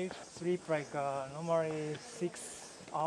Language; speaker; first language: English; non-native, fluent; Japanese